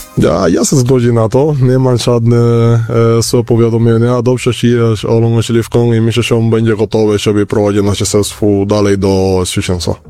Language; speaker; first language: Polish; non-native, fluent; Spanish